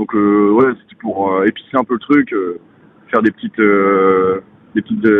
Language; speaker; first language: French; native; French